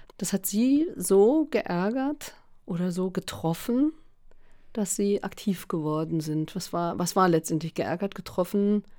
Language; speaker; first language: German; native; German